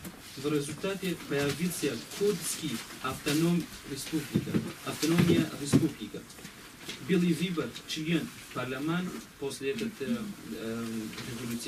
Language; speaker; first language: Russian; non-native, learner; Kurdish